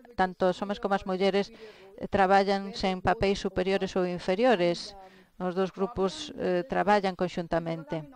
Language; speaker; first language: Galician; non-native, fluent; Filipino